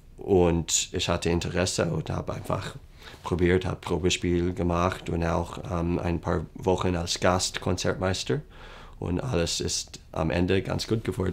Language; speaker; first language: German; non-native, fluent; English